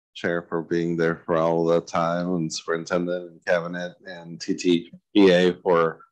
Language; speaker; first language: English; native; English